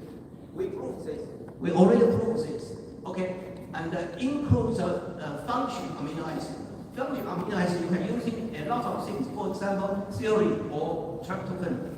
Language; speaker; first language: English; non-native, fluent; Chinese